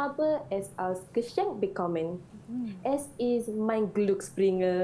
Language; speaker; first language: German; non-native, learner; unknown